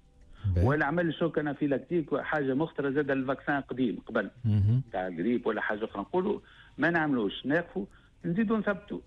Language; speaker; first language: Arabic; native; Arabic